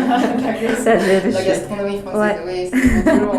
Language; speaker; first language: French; non-native, fluent; Korean